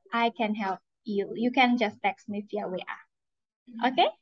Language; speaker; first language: English; non-native, fluent; Indonesian